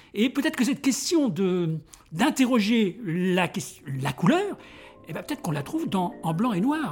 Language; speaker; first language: French; native; French